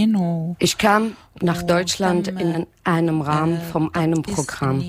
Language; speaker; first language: German; non-native, learner; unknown